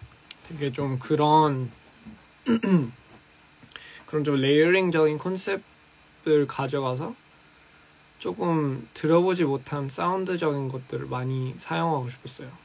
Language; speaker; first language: Korean; early bilingual, heritage; Korean